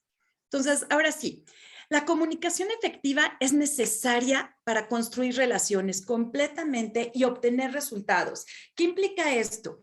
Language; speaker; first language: Spanish; native; Spanish